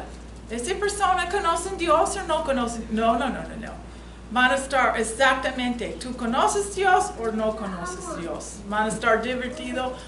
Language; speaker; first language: Spanish; non-native, fluent; English